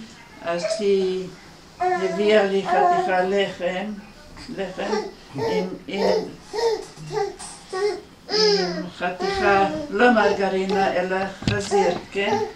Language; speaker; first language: Hebrew; non-native, fluent; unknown